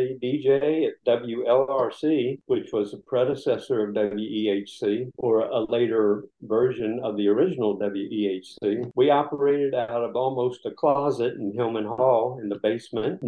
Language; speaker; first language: English; native; English